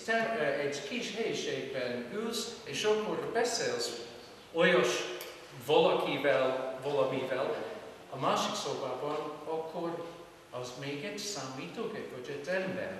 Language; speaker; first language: Hungarian; non-native, fluent; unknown